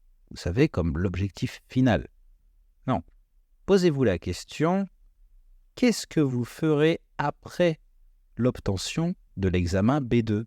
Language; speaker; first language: French; native; French